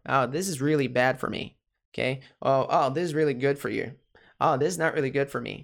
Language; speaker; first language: English; non-native, fluent; Portuguese